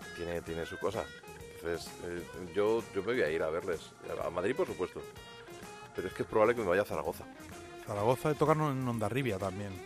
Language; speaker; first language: Spanish; native; Spanish